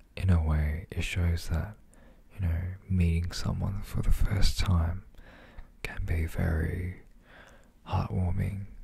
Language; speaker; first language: English; early bilingual, other home language; Korean